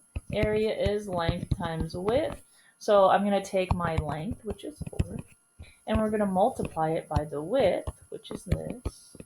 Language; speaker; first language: English; native; English